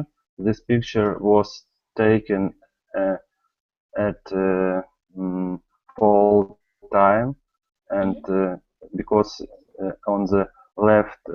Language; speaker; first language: English; non-native, learner; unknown